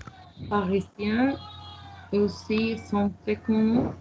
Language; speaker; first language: French; non-native, learner; Spanish